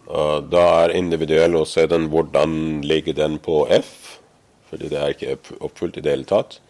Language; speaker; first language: Norwegian; non-native, fluent; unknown